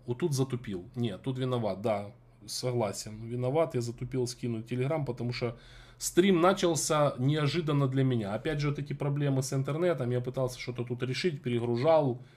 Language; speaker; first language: Russian; native; Russian